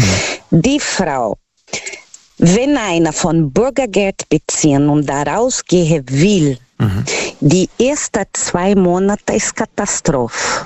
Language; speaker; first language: German; non-native, learner; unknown